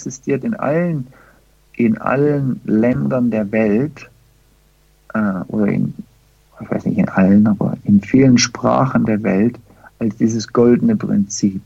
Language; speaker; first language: German; early bilingual, heritage; German